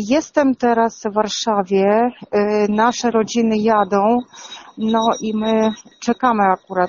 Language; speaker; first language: Polish; non-native, fluent; Russian